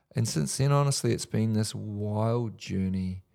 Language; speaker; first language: English; native; English